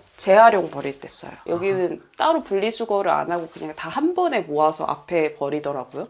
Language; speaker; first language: Korean; native; Korean